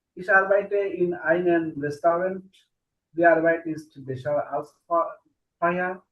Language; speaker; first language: German; non-native, learner; Bangla